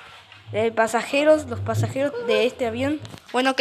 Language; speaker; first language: Spanish; native; Spanish